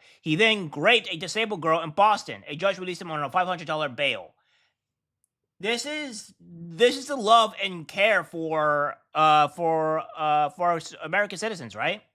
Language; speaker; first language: English; native; English